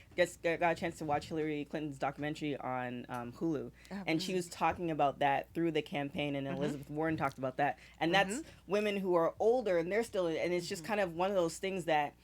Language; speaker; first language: English; native; English